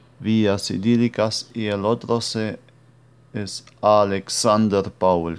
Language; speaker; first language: Spanish; non-native, fluent; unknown